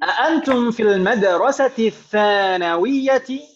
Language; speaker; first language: Arabic; non-native, fluent; Indonesian